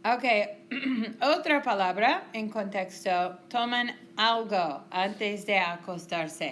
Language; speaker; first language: Spanish; non-native, fluent; English